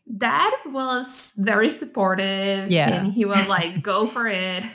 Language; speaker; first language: English; non-native, fluent; Portuguese